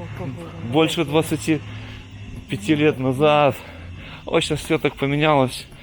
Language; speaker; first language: Russian; native; Russian